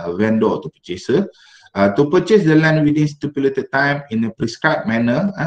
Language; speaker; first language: English; non-native, local second language; Malay